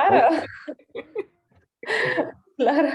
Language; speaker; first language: Spanish; non-native, learner; English